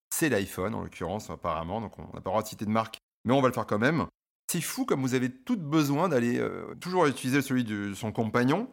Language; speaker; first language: French; native; French